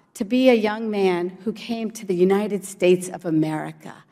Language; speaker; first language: English; early bilingual, other home language; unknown